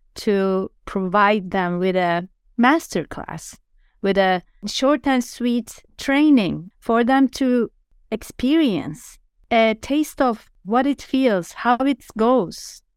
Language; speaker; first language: English; non-native, fluent; Turkish